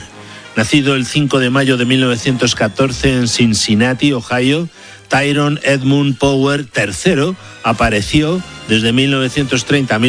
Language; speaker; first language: Spanish; native; Spanish